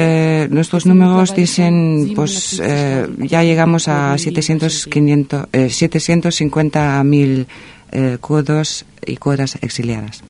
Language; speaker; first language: Spanish; non-native, fluent; German